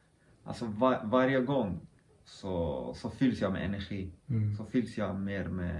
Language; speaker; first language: Swedish; early bilingual, other home language; Kurdish